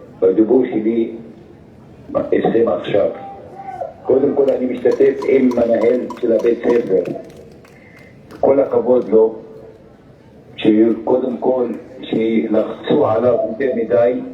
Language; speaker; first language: Hebrew; non-native, local second language; Arabic